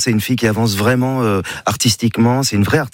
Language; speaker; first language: French; native; French